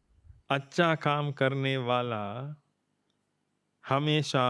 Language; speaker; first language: Hindi; non-native, fluent; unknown